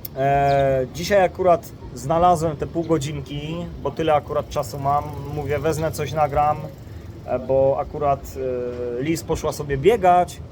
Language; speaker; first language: Polish; native; Polish